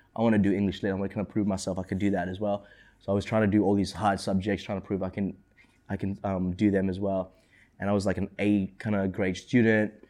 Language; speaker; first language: English; early bilingual, other home language; Indonesian